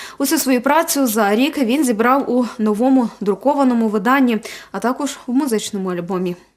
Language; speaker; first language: Ukrainian; native; Ukrainian